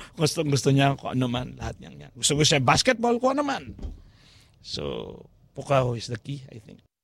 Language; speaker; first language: Filipino; non-native, local second language; Pampanga